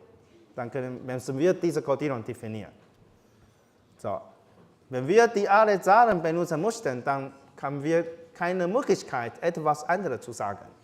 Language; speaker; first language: German; non-native, learner; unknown